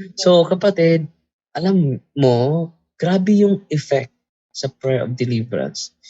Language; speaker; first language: Filipino; non-native, local second language; Cebuano